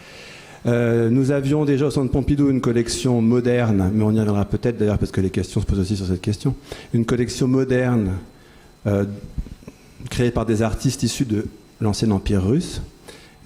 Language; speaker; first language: French; native; French